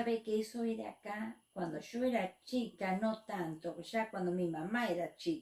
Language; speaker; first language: Spanish; native; Spanish